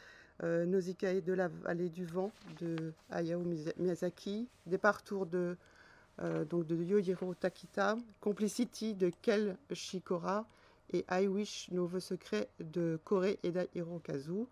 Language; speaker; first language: French; native; French